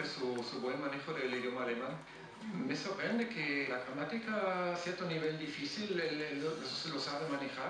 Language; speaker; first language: Spanish; non-native, fluent; German